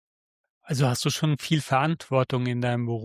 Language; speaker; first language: German; native; German